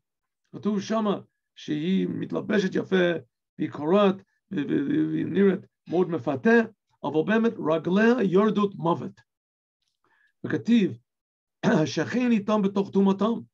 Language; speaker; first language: Hebrew; non-native, fluent; English